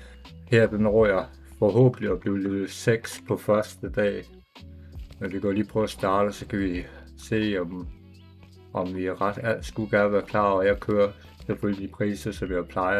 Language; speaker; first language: Danish; native; Danish